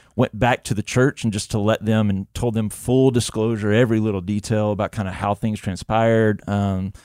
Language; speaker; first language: English; native; English